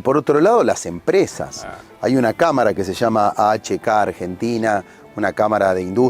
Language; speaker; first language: Spanish; native; Spanish